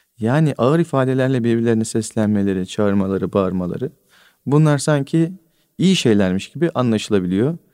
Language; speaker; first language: Turkish; native; Turkish